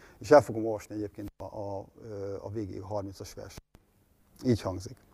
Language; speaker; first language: Hungarian; native; Hungarian